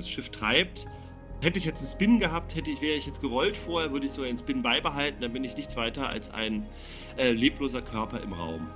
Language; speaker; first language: German; native; German